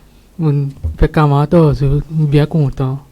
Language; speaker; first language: French; non-native, local second language; Morisyen